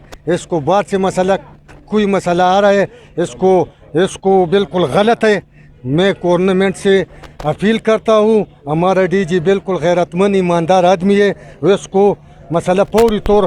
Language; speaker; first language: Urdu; non-native, local second language; Pashto